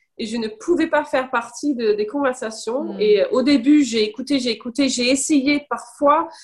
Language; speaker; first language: French; non-native, fluent; English